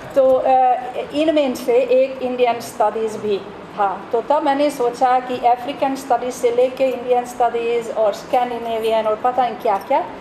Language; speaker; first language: Hindi; non-native, fluent; Hungarian